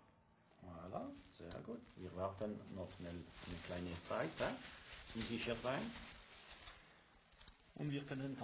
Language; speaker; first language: German; non-native, local second language; French